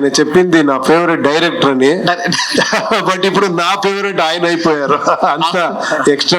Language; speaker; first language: Telugu; non-native, local second language; Kannada